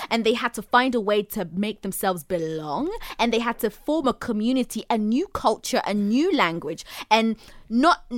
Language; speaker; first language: English; non-native, local second language; Swahili